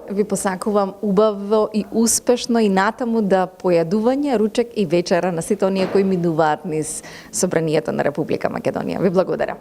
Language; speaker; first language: Macedonian; native; Macedonian